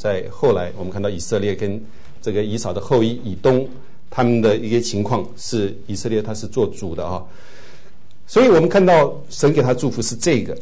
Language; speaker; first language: Chinese; native; Chinese